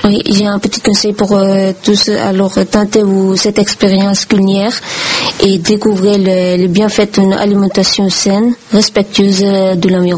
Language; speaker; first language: French; non-native, learner; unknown